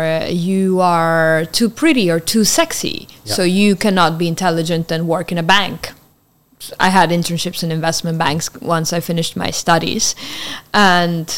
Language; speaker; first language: English; non-native, fluent; Italian